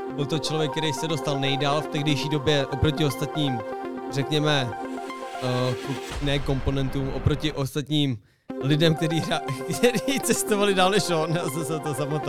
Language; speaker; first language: Czech; native; Czech